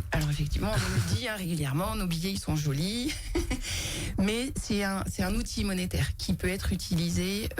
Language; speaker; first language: French; native; French